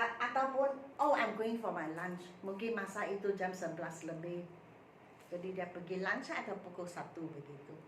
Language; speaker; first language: Malay; non-native, local second language; Min Nan Chinese